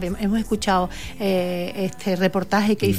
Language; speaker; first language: Spanish; native; Spanish